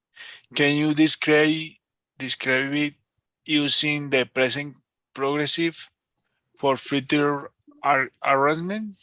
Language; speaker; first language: English; non-native, learner; Spanish